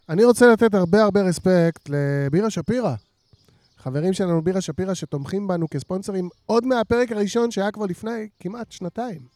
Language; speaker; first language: Hebrew; native; Hebrew